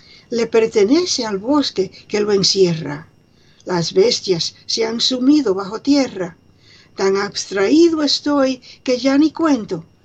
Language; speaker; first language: Spanish; early bilingual, heritage; Spanish